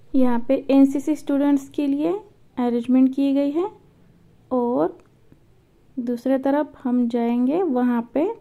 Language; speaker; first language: Hindi; non-native, local second language; Marathi